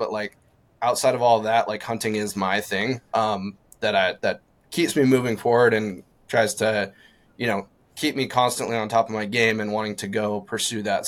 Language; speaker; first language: English; native; English